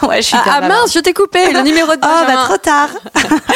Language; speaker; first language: French; native; French